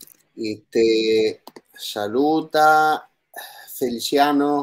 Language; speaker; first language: Spanish; non-native, learner; Italian